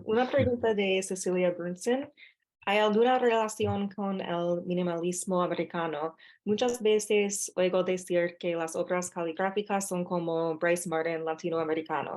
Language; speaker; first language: Spanish; non-native, fluent; English